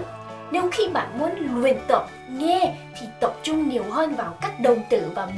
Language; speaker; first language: Vietnamese; non-native, fluent; Korean